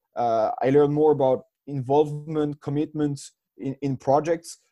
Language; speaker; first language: English; non-native, fluent; French